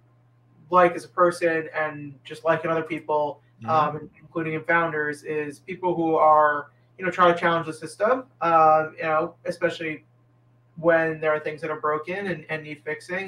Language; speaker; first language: English; native; English